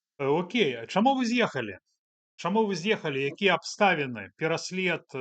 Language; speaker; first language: Belarusian; non-native, local second language; Russian